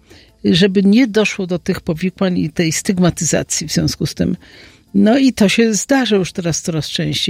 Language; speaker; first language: Polish; native; Polish